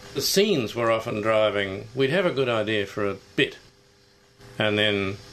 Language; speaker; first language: English; native; English